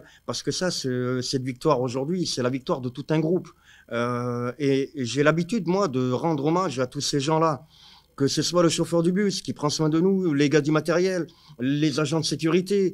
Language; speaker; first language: French; native; French